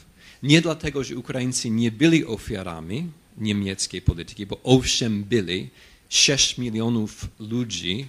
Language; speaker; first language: Polish; non-native, fluent; English